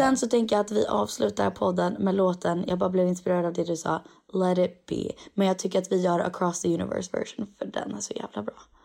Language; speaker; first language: Swedish; native; Swedish